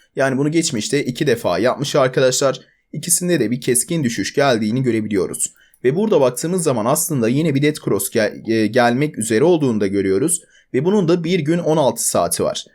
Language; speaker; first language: Turkish; native; Turkish